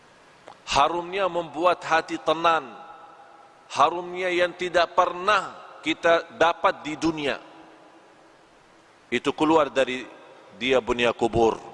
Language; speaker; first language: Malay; non-native, fluent; Arabic